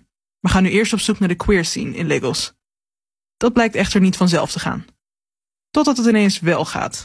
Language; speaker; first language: Dutch; native; Dutch